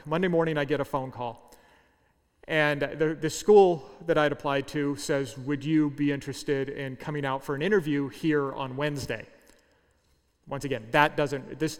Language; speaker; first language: English; native; English